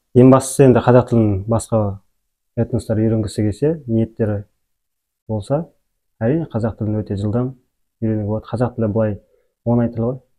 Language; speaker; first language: Kazakh; native; Kazakh